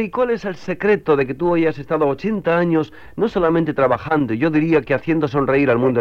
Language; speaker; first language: Spanish; native; Spanish